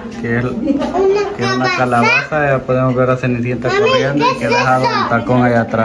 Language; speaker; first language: Spanish; native; Spanish